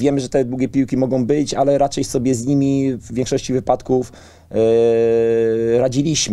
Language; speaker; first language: Polish; native; Polish